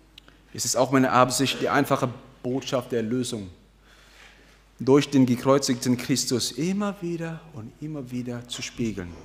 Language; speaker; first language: German; non-native, fluent; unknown